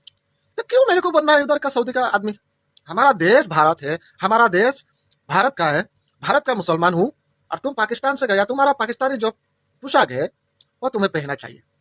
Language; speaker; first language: Hindi; non-native, local second language; Bangla